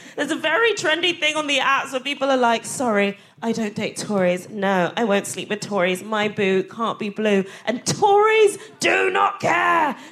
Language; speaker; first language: English; early bilingual, other home language; Akan